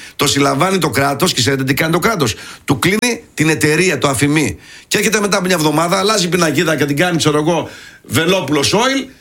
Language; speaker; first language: Greek; early bilingual, heritage; Greek